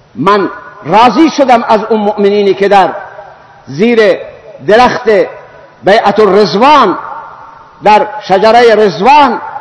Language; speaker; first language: Persian; non-native, local second language; Baluchi